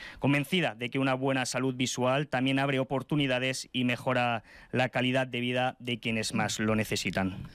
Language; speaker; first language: Spanish; native; Spanish